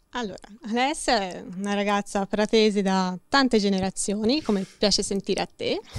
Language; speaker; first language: Italian; native; Italian